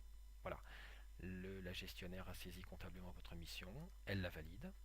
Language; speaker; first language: French; native; French